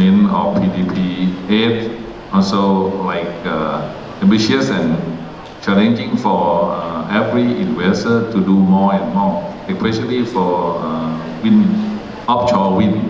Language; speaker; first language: English; non-native, learner; Thai